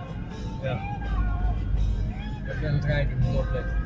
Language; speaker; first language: Dutch; native; Dutch